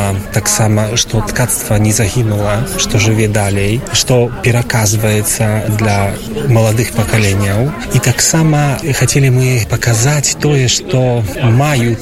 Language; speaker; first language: Polish; non-native, local second language; Ukrainian